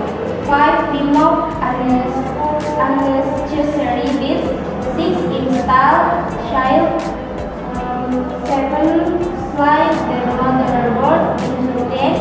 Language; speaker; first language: English; non-native, learner; Indonesian